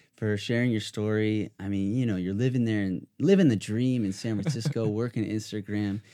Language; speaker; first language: English; native; English